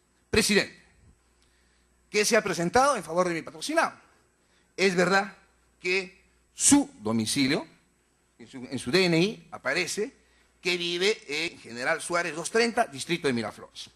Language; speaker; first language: Spanish; native; Spanish